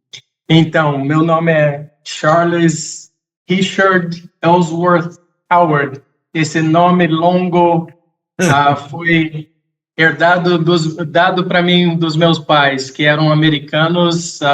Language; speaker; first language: Portuguese; non-native, fluent; English